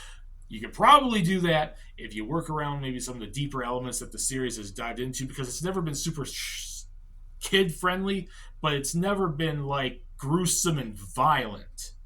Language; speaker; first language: English; native; English